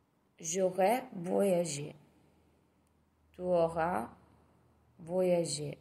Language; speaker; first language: French; non-native, fluent; Italian